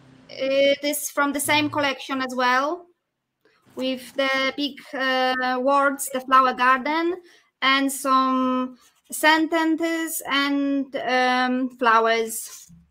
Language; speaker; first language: English; non-native, fluent; Polish